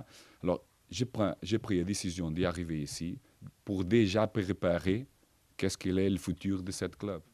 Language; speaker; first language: French; non-native, fluent; Portuguese